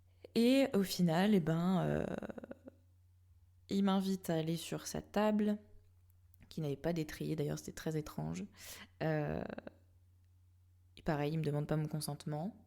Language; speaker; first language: French; native; French